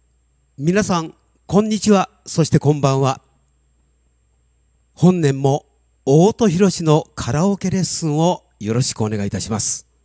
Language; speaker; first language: Japanese; native; Japanese